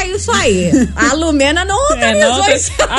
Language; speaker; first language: Portuguese; native; Portuguese